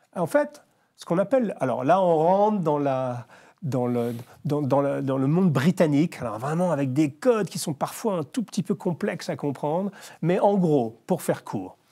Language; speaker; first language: French; native; French